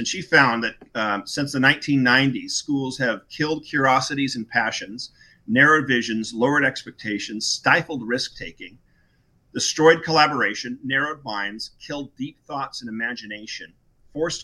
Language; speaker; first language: English; native; English